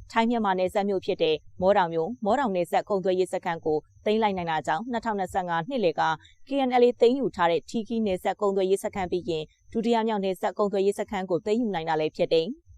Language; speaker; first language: Burmese; native; Burmese